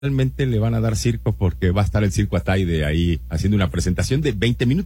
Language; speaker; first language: Spanish; native; Spanish